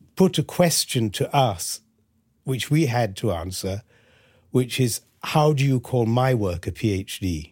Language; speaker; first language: English; early bilingual, other home language; French